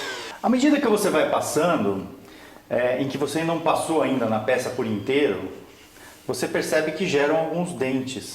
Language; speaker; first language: Portuguese; native; Portuguese